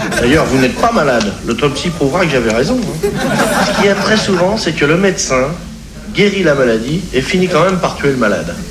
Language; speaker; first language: French; native; French